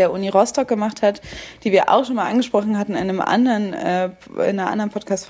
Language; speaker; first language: German; native; German